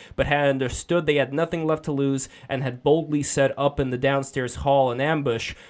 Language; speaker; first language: English; non-native, fluent; Russian